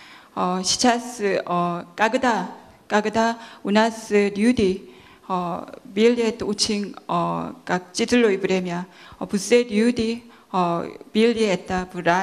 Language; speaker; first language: Russian; non-native, learner; Korean